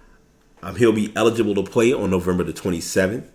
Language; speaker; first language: English; native; English